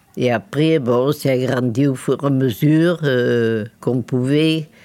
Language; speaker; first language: French; native; French